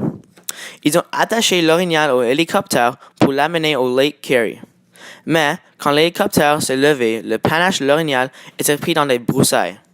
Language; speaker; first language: French; native; French